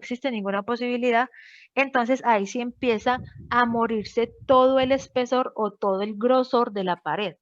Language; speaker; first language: Spanish; native; Spanish